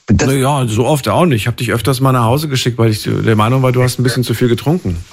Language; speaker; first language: German; native; German